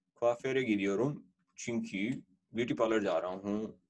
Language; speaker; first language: Turkish; non-native, fluent; Urdu